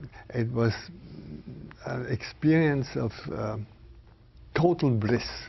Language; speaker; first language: English; non-native, fluent; German